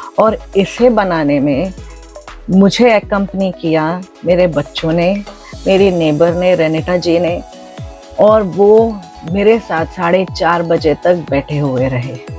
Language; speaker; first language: Hindi; non-native, local second language; Marathi